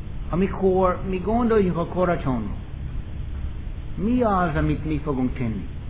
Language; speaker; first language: Hungarian; non-native, fluent; English